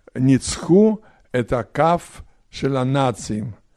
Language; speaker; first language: Hebrew; non-native, fluent; Polish